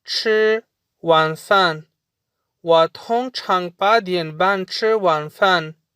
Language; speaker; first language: Chinese; non-native, fluent; Urdu